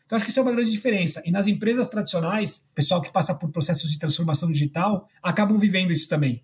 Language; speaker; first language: Portuguese; early bilingual, other home language; Spanish